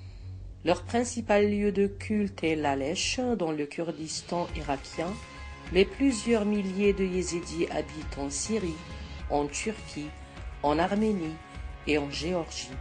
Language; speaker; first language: French; native; French